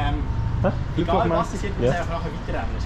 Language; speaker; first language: German; native; German